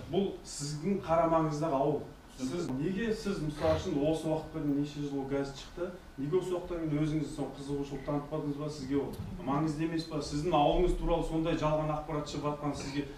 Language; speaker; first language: Kazakh; native; Kazakh